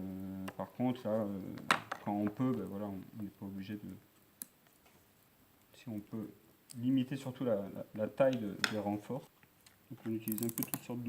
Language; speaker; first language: French; native; French